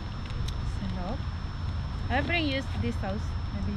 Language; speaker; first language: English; non-native, learner; Indonesian